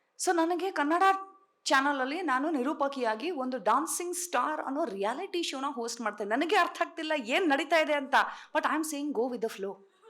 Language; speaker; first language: Kannada; non-native, local second language; Tulu